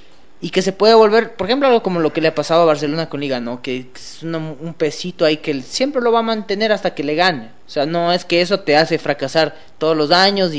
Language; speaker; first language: Spanish; native; Spanish